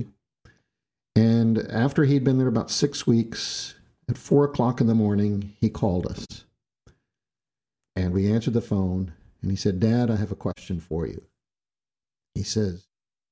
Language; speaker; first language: English; native; English